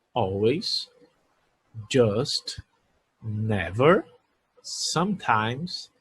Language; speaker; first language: English; non-native, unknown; Portuguese